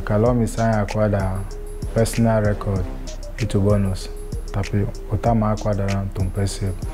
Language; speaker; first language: Indonesian; non-native, fluent; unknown